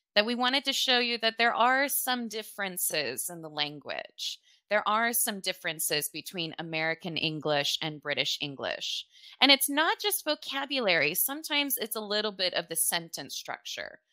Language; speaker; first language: English; native; English